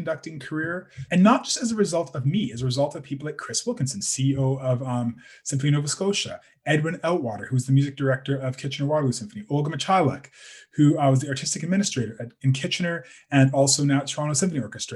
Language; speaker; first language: English; native; English